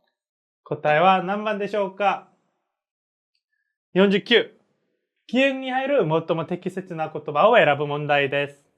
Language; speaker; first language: Japanese; non-native, fluent; Korean